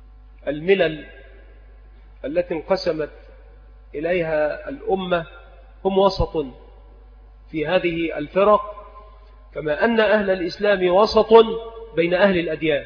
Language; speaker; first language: Arabic; native; Arabic